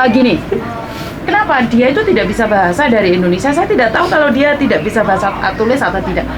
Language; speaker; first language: Indonesian; non-native, local second language; Javanese